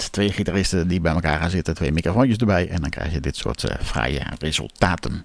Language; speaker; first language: Dutch; native; Dutch